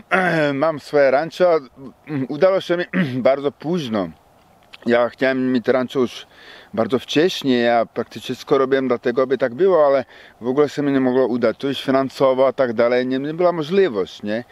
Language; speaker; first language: Polish; non-native, learner; Czech